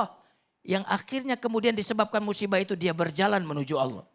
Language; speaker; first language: Indonesian; native; Indonesian